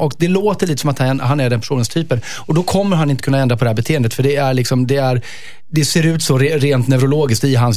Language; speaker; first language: Swedish; native; Swedish